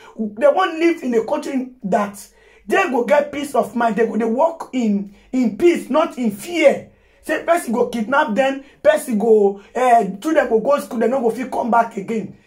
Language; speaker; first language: Nigerian Pidgin; non-native, local second language; Yoruba